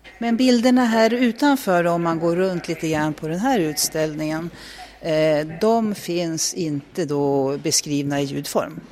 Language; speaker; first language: Swedish; native; Swedish